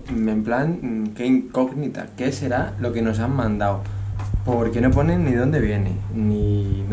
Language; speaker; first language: Spanish; native; Spanish